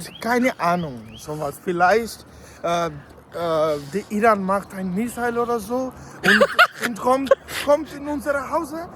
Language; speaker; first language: German; non-native, learner; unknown